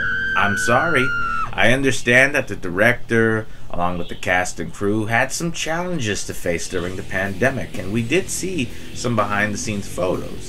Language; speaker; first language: English; native; English